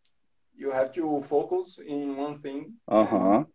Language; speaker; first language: English; non-native, learner; Portuguese